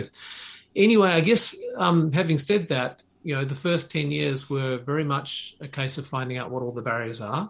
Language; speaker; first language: English; native; English